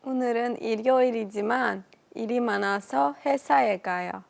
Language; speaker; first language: Korean; non-native, learner; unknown